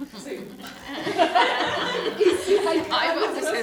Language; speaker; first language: Spanish; non-native, learner; English